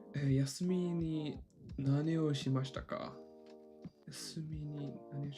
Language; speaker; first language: Japanese; non-native, learner; Swedish